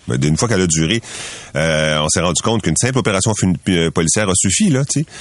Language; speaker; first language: French; native; French